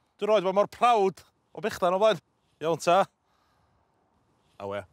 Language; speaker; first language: Welsh; native; Welsh